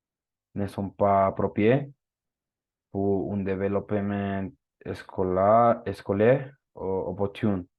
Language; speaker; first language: French; non-native, learner; Spanish